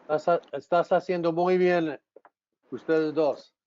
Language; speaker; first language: Spanish; non-native, fluent; English